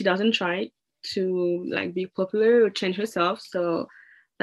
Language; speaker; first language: English; non-native, fluent; French